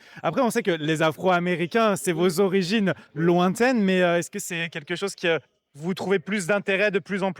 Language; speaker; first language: French; native; French